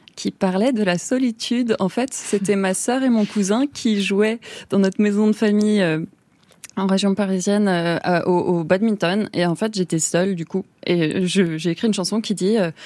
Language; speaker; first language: French; native; French